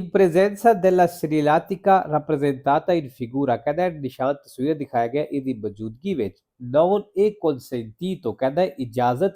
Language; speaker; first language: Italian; non-native, fluent; Punjabi